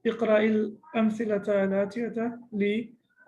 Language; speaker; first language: Arabic; non-native, fluent; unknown